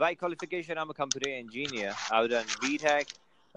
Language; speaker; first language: English; non-native, local second language; Gujarati